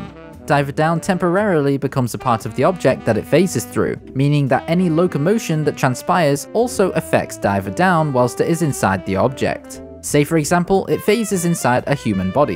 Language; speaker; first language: English; native; English